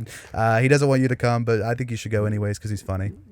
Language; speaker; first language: English; native; English